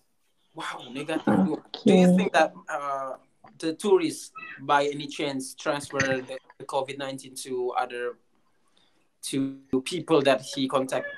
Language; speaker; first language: English; non-native, learner; Indonesian